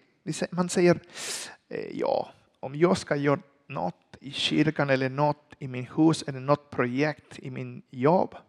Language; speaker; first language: Swedish; non-native, learner; Spanish